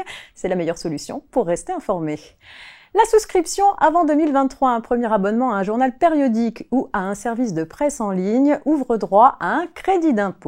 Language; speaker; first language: French; native; French